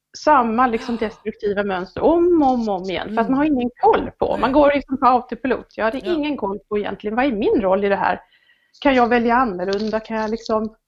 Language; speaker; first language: Swedish; native; Swedish